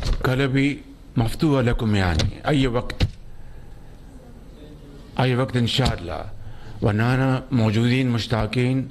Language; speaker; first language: Arabic; non-native, learner; Urdu